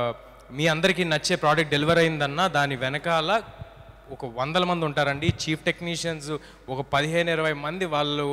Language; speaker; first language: Telugu; native; Telugu